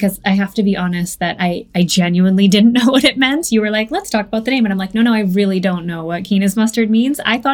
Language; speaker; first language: English; native; English